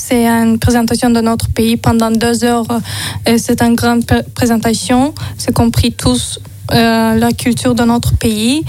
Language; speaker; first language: French; non-native, learner; Azerbaijani